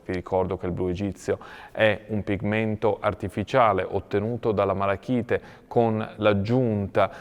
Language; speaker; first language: Italian; native; Italian